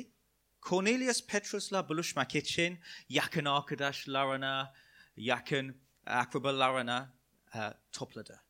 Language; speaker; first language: Turkish; non-native, fluent; English